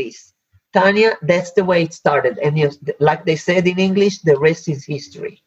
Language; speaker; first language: English; non-native, fluent; Hebrew